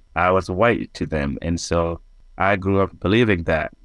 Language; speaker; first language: English; non-native, fluent; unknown